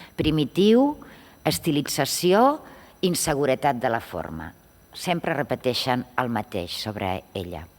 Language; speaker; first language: Catalan; non-native, local second language; Spanish